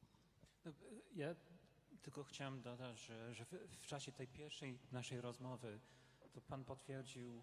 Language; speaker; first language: Polish; non-native, fluent; English